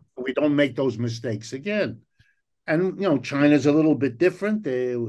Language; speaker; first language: English; native; English